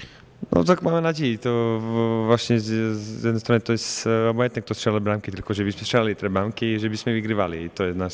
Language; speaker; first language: Polish; non-native, fluent; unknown